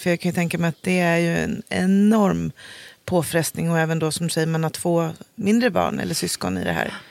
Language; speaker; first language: Swedish; native; Swedish